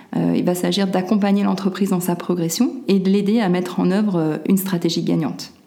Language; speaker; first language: French; native; French